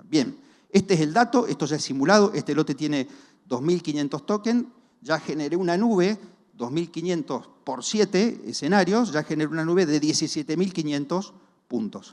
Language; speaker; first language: Spanish; native; Spanish